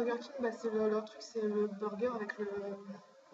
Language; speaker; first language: French; native; French